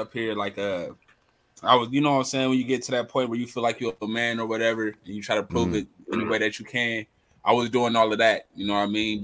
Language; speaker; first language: English; native; English